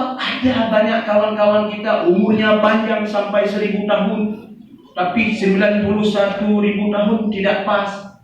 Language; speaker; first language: Indonesian; non-native, local second language; Achinese